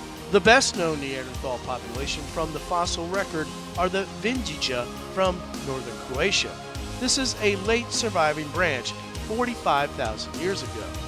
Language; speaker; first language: English; native; English